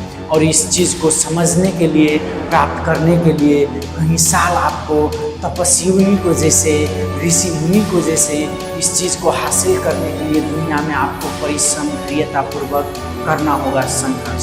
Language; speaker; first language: Hindi; non-native, local second language; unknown